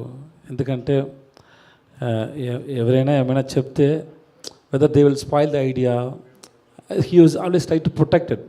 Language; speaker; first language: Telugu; non-native, learner; Tamil